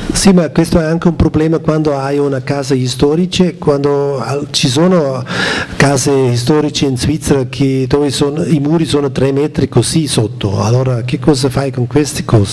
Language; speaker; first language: Italian; non-native, learner; German